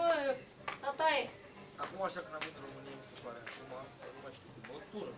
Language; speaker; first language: Romanian; early bilingual, heritage; Romanian